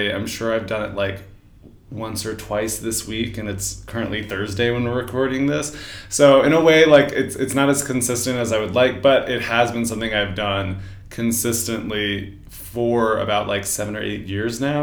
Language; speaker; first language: English; native; English